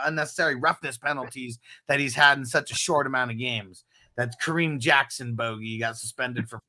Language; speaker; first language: English; native; English